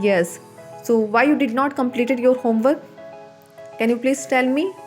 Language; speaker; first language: English; non-native, local second language; Hindi